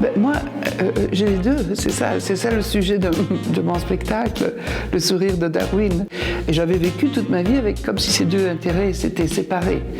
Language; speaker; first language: French; non-native, fluent; Italian